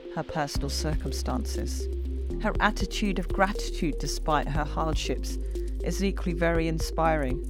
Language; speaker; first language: English; native; English